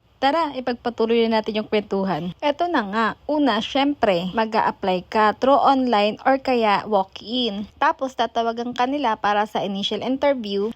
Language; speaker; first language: Filipino; native; Filipino